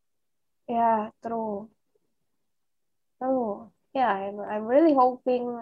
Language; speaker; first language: English; non-native, fluent; Indonesian